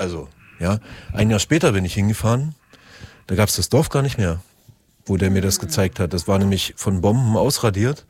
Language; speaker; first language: German; native; German